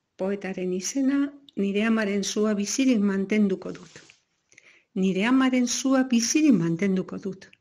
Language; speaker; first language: Basque; non-native, local second language; Spanish